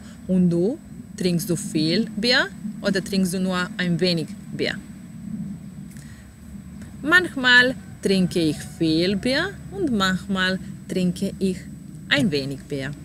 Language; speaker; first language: German; non-native, fluent; Serbian